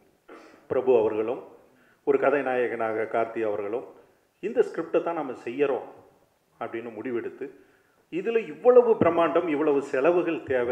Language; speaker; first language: Tamil; native; Tamil